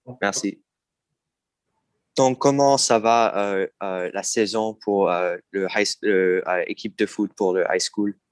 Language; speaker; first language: French; non-native, fluent; English